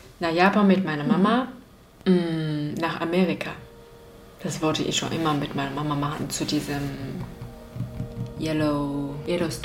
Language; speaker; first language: German; non-native, fluent; Chinese